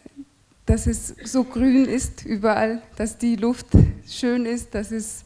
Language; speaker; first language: German; non-native, fluent; Arabic